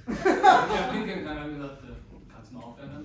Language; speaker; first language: German; native; German